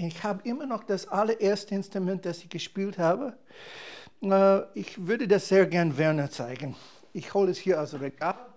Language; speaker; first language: German; non-native, fluent; English